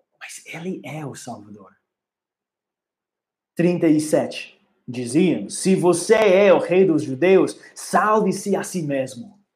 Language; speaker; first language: Portuguese; non-native, learner; English